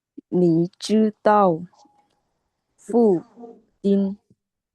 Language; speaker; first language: Chinese; non-native, learner; Lao